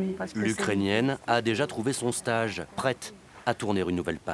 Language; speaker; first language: French; native; French